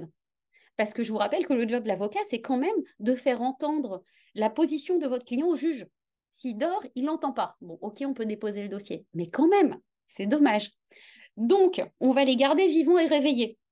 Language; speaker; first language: French; native; French